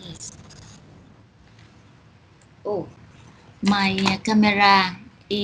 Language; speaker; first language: English; non-native, learner; Vietnamese